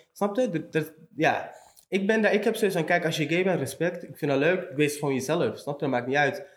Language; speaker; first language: Dutch; early bilingual, other home language; Romany